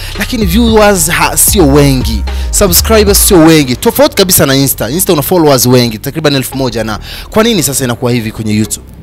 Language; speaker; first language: Swahili; non-native, local second language; Rundi